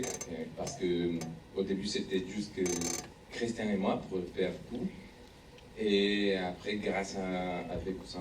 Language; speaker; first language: French; non-native, learner; Spanish